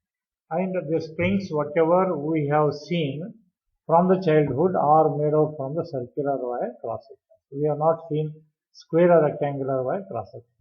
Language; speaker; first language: English; non-native, local second language; Kannada